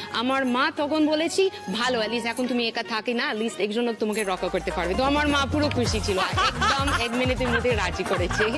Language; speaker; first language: Bangla; non-native, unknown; English